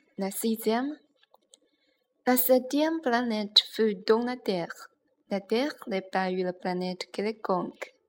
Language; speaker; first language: French; non-native, learner; Chinese